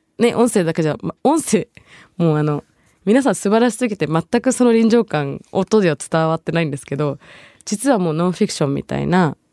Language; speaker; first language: Japanese; early bilingual, other home language; Bangla